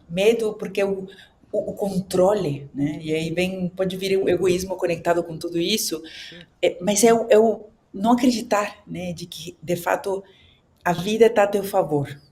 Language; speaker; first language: Portuguese; non-native, fluent; Spanish